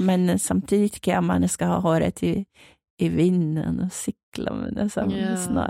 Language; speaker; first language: Swedish; non-native, fluent; Persian